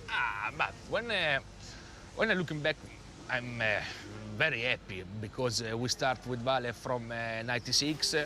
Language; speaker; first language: English; non-native, learner; Italian